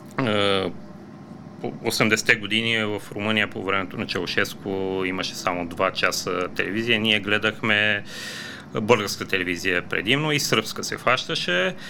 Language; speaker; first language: Bulgarian; non-native, fluent; Romanian